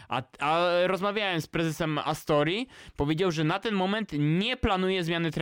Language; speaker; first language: Polish; native; Polish